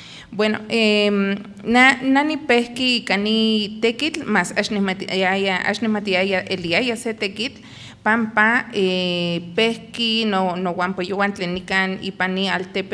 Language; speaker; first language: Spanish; non-native, local second language; Nahuatl languages